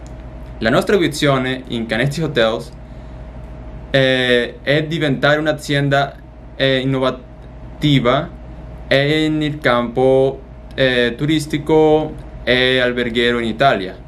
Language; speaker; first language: Italian; non-native, learner; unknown